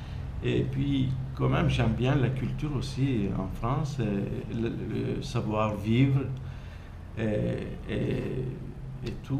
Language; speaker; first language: French; non-native, fluent; Turkish